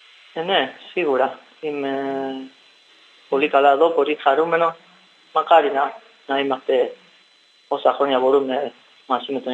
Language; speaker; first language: Greek; non-native, learner; Spanish